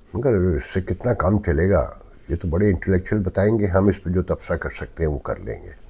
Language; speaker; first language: Urdu; native; Urdu